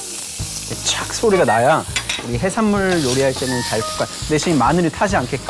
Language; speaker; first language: Korean; native; Korean